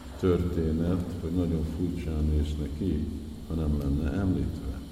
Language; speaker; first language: Hungarian; early bilingual, heritage; Hungarian